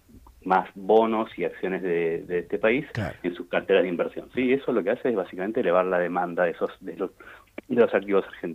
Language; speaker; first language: Spanish; native; Spanish